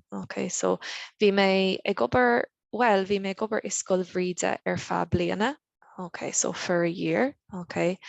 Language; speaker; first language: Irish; non-native, local second language; English